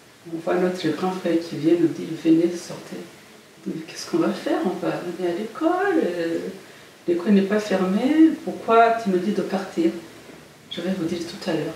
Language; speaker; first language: French; non-native, local second language; Kinyarwanda